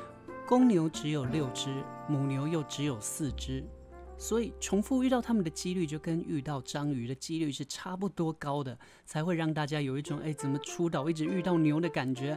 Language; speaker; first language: Chinese; native; Chinese